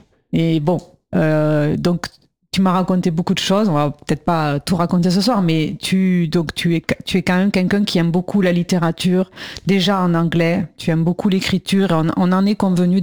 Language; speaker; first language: French; native; French